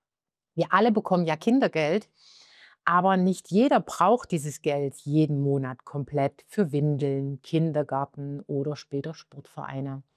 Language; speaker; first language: German; native; German